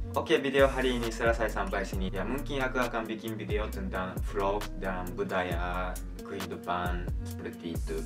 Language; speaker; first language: Indonesian; non-native, fluent; Japanese